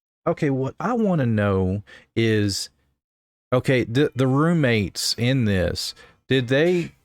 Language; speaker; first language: English; native; English